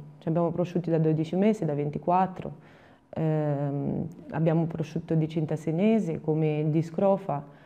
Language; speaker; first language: Italian; non-native, fluent; Romanian